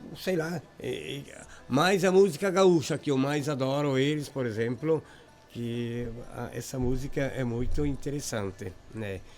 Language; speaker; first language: Portuguese; native; Portuguese